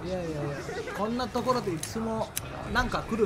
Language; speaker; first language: Japanese; non-native, fluent; Indonesian